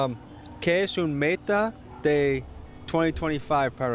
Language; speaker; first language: Spanish; non-native, learner; English